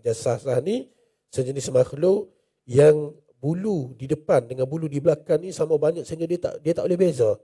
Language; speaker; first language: Malay; native; Malay